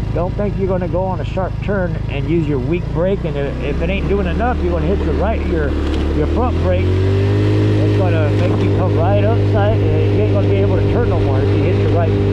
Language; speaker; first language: English; native; English